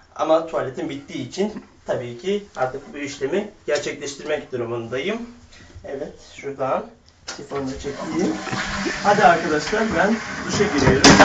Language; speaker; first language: Turkish; early bilingual, heritage; Turkish